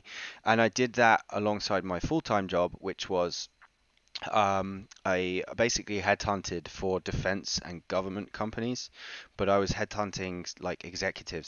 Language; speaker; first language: English; native; English